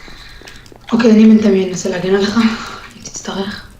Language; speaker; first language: Hebrew; native; Hebrew